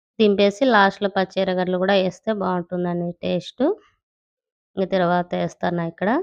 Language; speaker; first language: Telugu; native; Telugu